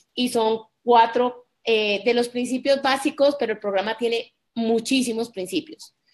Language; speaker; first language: Spanish; native; Spanish